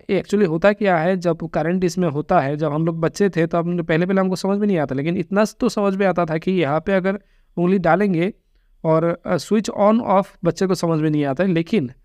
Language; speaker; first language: Hindi; non-native, local second language; Bangla